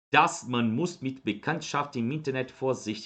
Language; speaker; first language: German; non-native, fluent; Portuguese